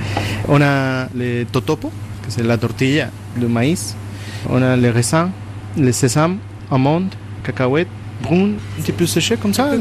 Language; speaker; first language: French; non-native, learner; Spanish